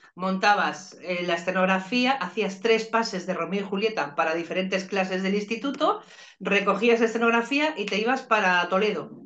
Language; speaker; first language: Spanish; native; Spanish